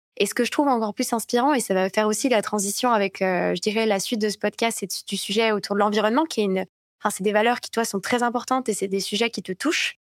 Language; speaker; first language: French; native; French